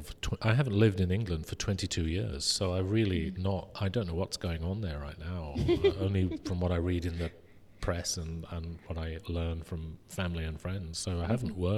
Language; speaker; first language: English; native; English